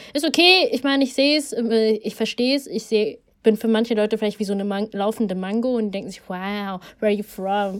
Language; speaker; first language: German; early bilingual, other home language; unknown